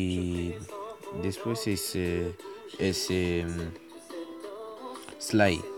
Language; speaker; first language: Spanish; non-native, learner; French